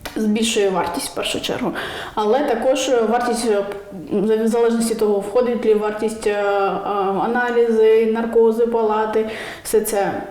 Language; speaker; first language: Ukrainian; non-native, local second language; Russian